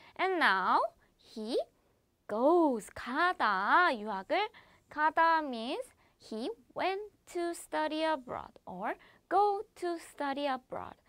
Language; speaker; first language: English; non-native, fluent; Korean